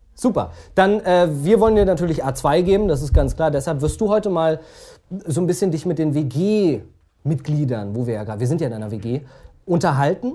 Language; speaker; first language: German; native; German